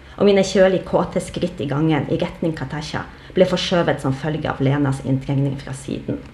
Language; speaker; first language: Norwegian; early bilingual, other home language; Polish